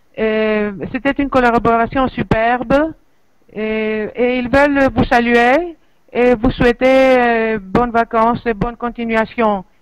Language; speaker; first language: French; non-native, fluent; Greek